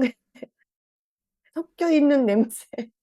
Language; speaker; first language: Korean; non-native, fluent; Japanese